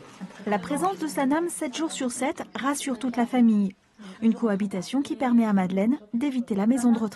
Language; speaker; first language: French; native; French